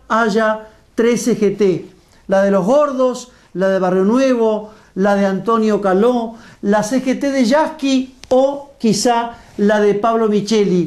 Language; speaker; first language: Spanish; native; Spanish